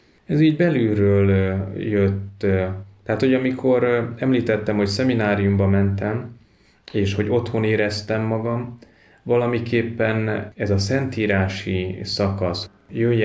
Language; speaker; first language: Hungarian; native; Hungarian